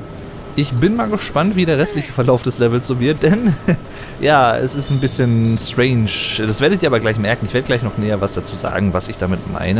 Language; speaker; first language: German; native; German